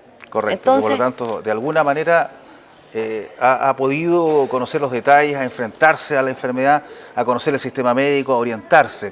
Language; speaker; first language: Spanish; native; Spanish